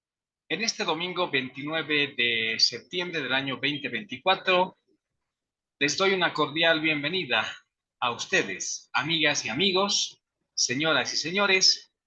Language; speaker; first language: Spanish; native; Spanish